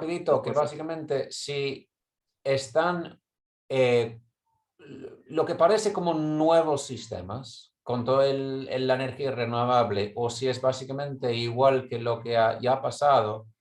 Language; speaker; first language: Spanish; non-native, fluent; English